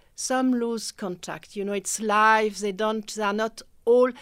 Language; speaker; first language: English; non-native, fluent; French